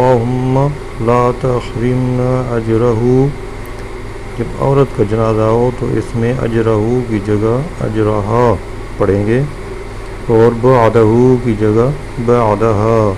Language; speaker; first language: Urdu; native; Urdu